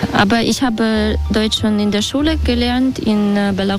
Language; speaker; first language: German; non-native, learner; Belarusian